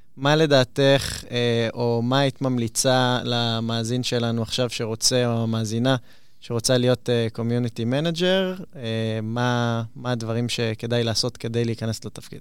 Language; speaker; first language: Hebrew; native; Hebrew